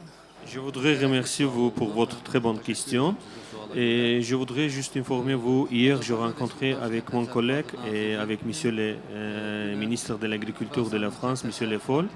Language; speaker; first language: French; non-native, learner; Azerbaijani